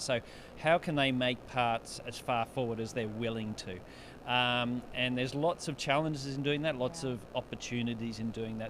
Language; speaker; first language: English; native; English